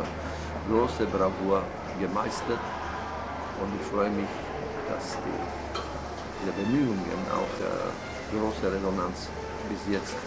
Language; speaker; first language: German; non-native, fluent; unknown